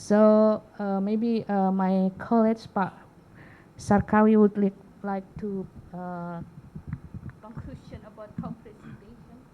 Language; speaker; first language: English; non-native, learner; Indonesian